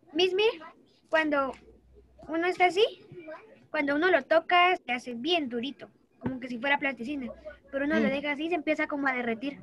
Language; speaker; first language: Spanish; native; Spanish